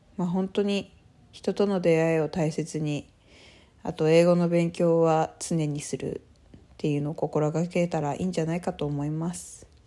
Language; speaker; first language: Japanese; native; Japanese